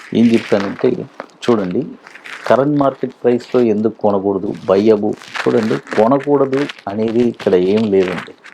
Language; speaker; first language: Telugu; native; Telugu